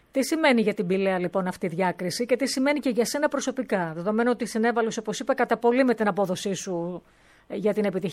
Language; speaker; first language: Greek; native; Greek